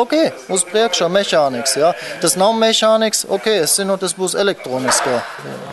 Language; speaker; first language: Latvian; non-native, learner; German